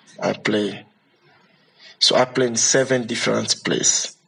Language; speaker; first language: English; non-native, learner; Lingala